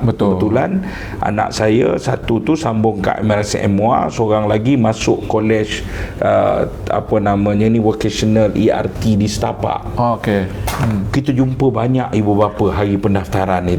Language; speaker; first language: Malay; native; Malay